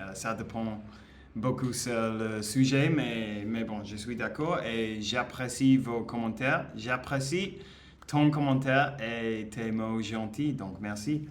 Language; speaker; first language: French; non-native, learner; English